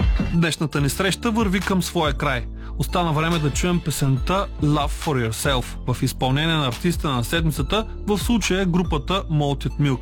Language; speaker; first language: Bulgarian; native; Bulgarian